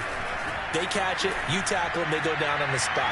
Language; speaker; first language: English; native; English